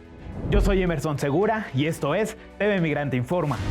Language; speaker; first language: Spanish; native; Spanish